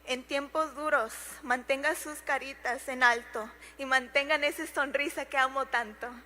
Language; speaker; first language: Spanish; early bilingual, heritage; Spanish